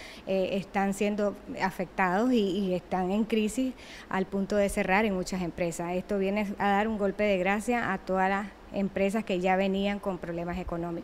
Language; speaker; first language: Spanish; native; Spanish